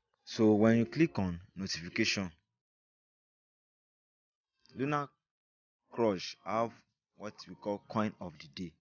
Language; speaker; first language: English; non-native, local second language; Yoruba